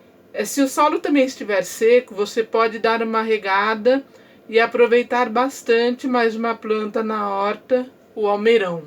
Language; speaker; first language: Portuguese; native; Portuguese